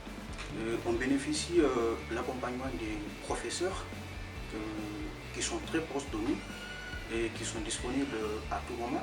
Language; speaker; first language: French; non-native, local second language; Wolof